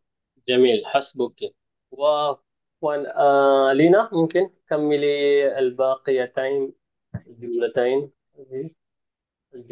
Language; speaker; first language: Arabic; non-native, fluent; Malay